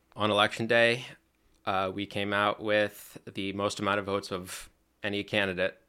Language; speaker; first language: English; native; English